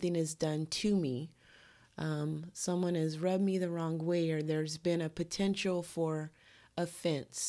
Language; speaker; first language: English; native; English